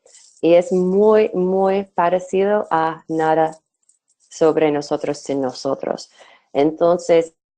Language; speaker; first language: Spanish; non-native, fluent; English